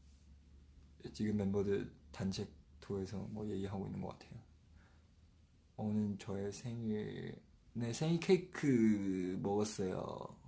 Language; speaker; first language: Korean; non-native, fluent; Chinese